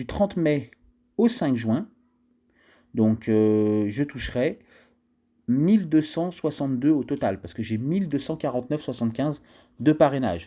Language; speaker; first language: French; native; French